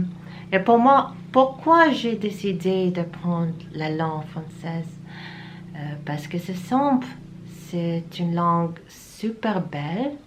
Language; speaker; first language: French; non-native, learner; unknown